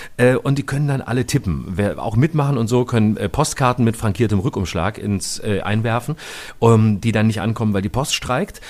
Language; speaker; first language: German; native; German